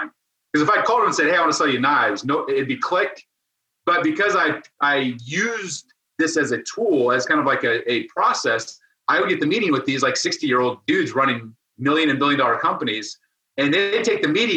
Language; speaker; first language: English; native; English